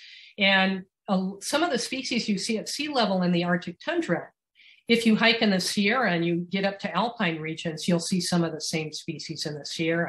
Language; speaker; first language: English; native; English